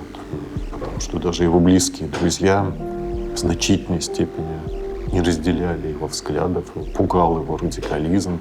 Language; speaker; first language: Russian; native; Russian